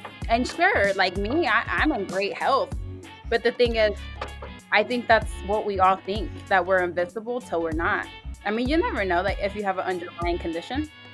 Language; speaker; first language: English; early bilingual, other home language; Spanish